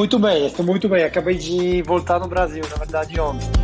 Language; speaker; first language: Portuguese; non-native, fluent; Polish